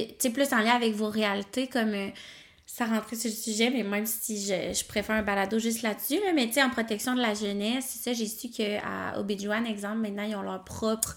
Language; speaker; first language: French; native; French